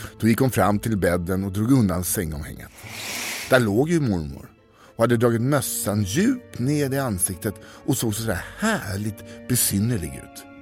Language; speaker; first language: Swedish; native; Swedish